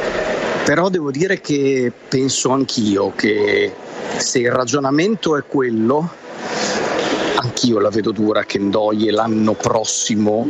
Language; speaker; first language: Italian; native; Italian